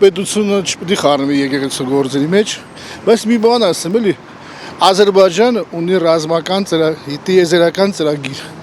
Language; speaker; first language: Armenian; native; Armenian